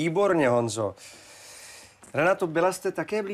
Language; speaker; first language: Czech; native; Czech